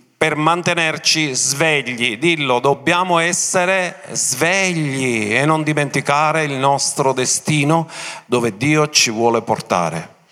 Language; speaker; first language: Italian; native; Italian